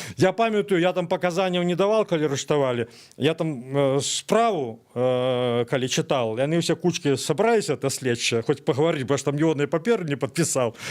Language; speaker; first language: Belarusian; native; Belarusian